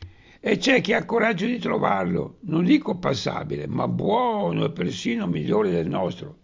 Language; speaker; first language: Italian; native; Italian